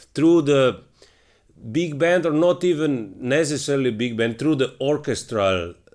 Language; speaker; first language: English; non-native, fluent; Slovenian